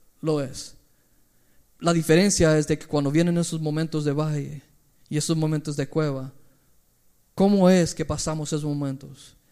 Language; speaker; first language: Spanish; early bilingual, heritage; Spanish